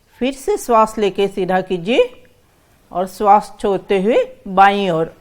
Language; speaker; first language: Hindi; non-native, local second language; Assamese